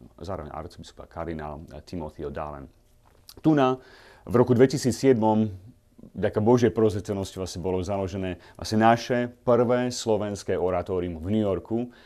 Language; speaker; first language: Slovak; native; Slovak